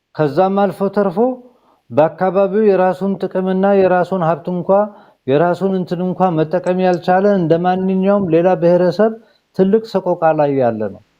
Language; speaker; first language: Amharic; non-native, local second language; Somali